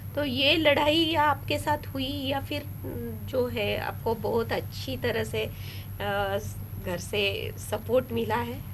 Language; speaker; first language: Hindi; non-native, local second language; Marathi